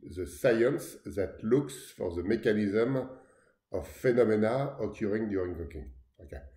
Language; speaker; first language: English; non-native, fluent; French